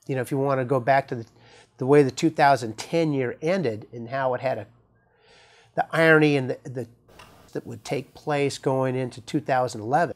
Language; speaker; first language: English; native; English